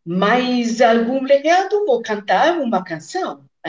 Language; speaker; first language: Portuguese; non-native, fluent; Italian